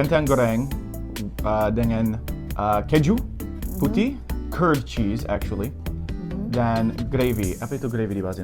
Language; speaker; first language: Indonesian; non-native, learner; English